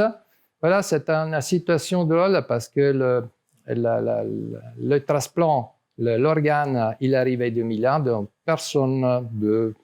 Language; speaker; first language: French; non-native, learner; Italian